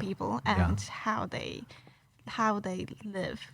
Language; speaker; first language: English; non-native, local second language; Chinese